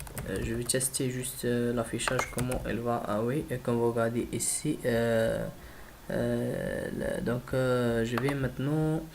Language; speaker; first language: French; non-native, learner; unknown